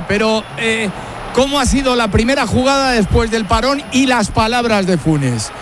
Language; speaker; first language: Spanish; native; Spanish